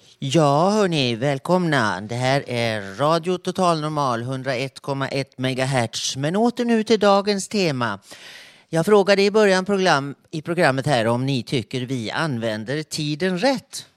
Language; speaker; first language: Swedish; native; Swedish